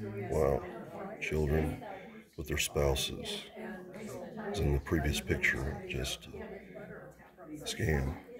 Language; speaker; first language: English; native; English